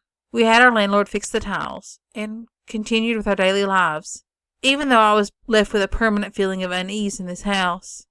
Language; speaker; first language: English; native; English